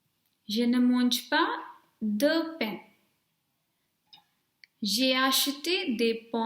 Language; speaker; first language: French; non-native, fluent; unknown